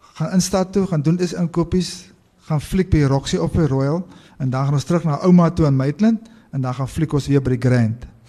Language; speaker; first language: Afrikaans; native; Afrikaans